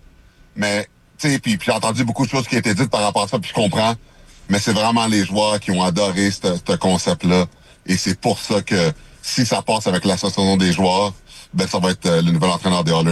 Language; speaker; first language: French; native; French